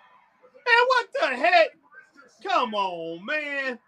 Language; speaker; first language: English; native; English